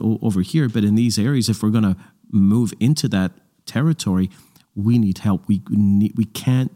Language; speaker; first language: English; native; English